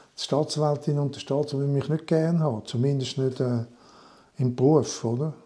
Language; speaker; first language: German; non-native, local second language; French